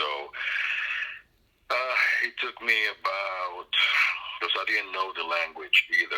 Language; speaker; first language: English; non-native, fluent; Spanish